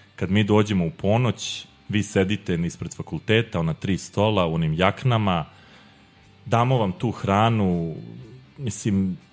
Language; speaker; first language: Serbian; native; Serbian